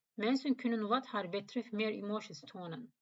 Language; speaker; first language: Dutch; non-native, learner; Turkish